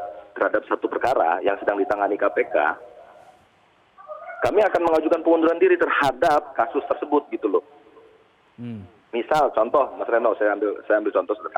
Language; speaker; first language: Indonesian; native; Indonesian